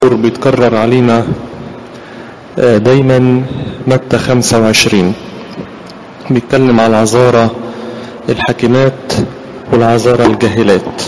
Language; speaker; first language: Arabic; native; Arabic